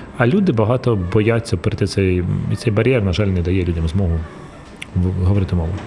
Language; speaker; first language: Ukrainian; non-native, local second language; Russian